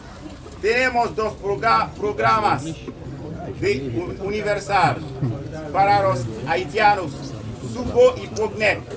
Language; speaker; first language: Spanish; non-native, learner; Haitian Creole